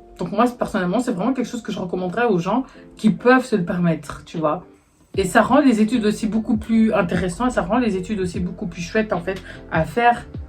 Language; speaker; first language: French; native; French